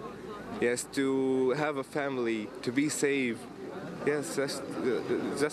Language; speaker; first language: English; non-native, fluent; Arabic